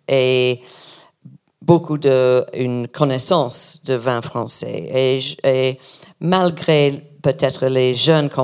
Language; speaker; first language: French; non-native, learner; English